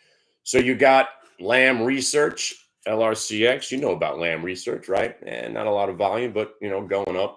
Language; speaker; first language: English; native; English